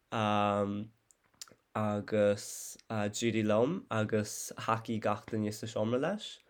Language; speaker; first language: Irish; non-native, fluent; English